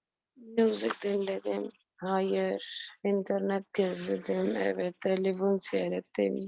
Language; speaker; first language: Turkish; non-native, learner; Urdu